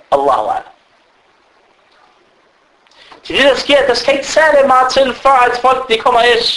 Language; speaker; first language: Danish; non-native, fluent; Arabic